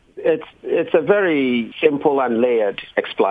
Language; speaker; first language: English; non-native, local second language; Igbo